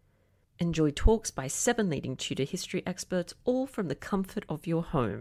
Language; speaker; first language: English; native; English